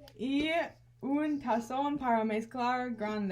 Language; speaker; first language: Spanish; non-native, learner; English